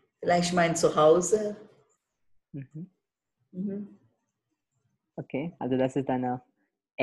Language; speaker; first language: German; non-native, fluent; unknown